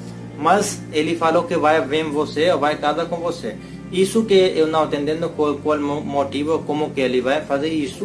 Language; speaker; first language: Portuguese; non-native, learner; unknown